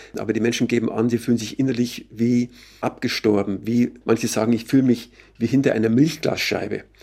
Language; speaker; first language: German; native; German